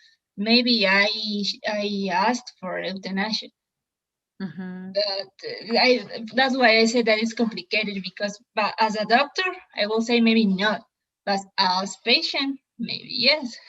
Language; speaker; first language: English; non-native, learner; Spanish